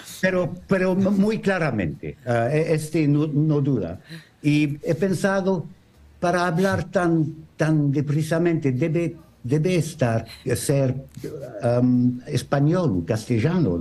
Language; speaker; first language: Spanish; non-native, learner; French